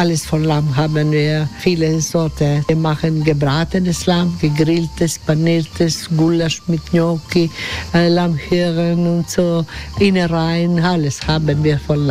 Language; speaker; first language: German; non-native, learner; Croatian